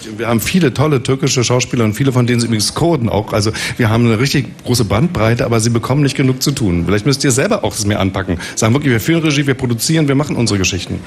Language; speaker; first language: German; native; German